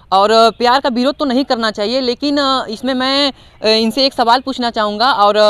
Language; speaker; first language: Hindi; native; Hindi